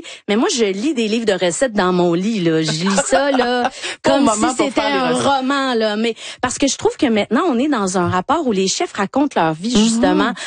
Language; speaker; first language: French; native; French